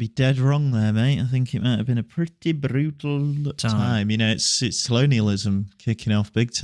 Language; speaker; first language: English; native; English